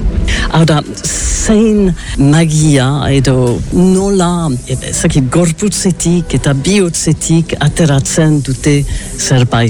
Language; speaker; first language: Basque; non-native, learner; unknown